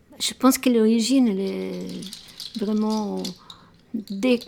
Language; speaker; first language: French; non-native, fluent; Spanish